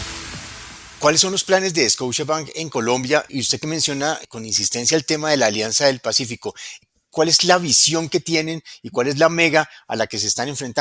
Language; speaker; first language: Spanish; native; Spanish